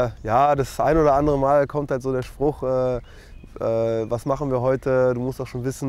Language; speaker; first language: German; native; German